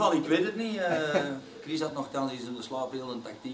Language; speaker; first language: Dutch; native; Dutch